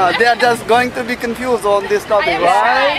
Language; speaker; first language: English; non-native, learner; Urdu